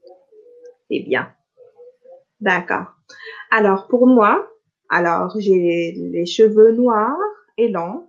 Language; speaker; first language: French; non-native, local second language; Arabic